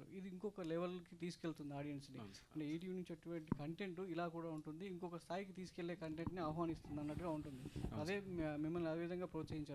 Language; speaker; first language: Telugu; native; Telugu